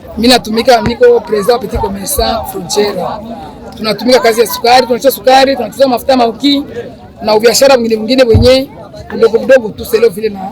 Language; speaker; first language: Swahili; native; Swahili